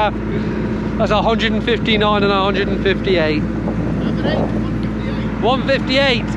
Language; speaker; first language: English; native; English